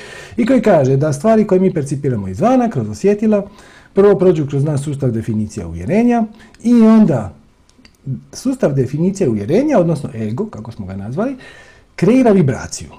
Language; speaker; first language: Croatian; native; Croatian